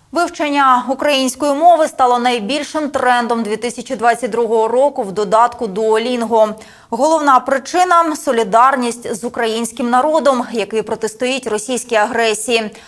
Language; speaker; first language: Ukrainian; native; Ukrainian